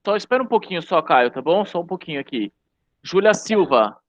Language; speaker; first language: Portuguese; native; Portuguese